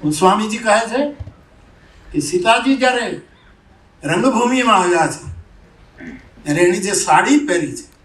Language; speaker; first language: Gujarati; native; Gujarati